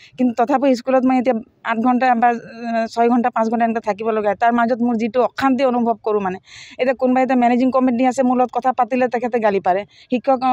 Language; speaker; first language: Assamese; non-native, local second language; Sadri